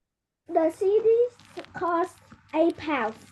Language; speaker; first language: English; non-native, learner; Vietnamese